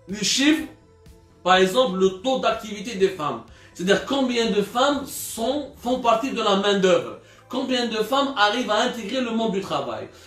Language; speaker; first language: French; non-native, local second language; Arabic